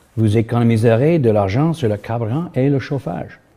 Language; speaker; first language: French; non-native, learner; English